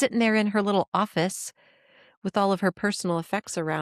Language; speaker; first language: English; native; English